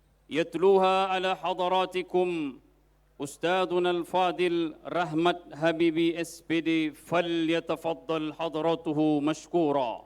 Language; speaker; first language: Arabic; non-native, fluent; Indonesian